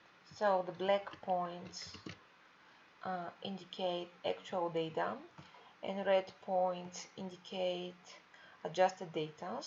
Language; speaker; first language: English; non-native, fluent; Bulgarian